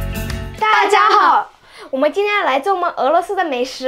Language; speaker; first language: Chinese; non-native, fluent; Russian